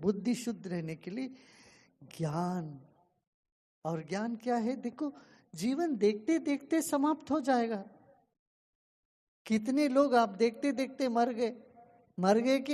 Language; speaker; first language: Hindi; non-native, local second language; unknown